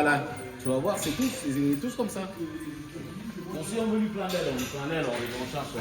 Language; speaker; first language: French; native; French